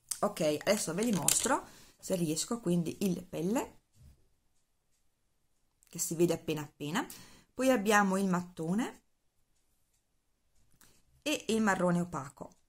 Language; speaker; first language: Italian; native; Italian